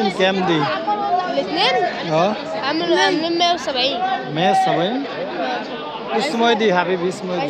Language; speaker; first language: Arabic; non-native, learner; Bangla